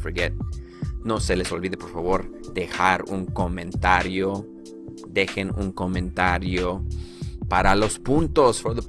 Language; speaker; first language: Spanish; early bilingual, heritage; Spanish